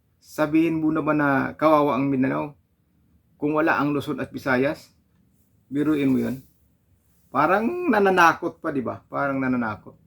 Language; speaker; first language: Filipino; non-native, local second language; Cebuano